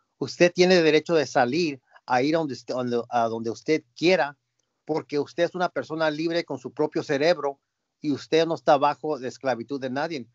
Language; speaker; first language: Spanish; early bilingual, heritage; Spanish